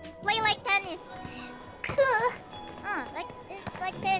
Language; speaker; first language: English; non-native, learner; Indonesian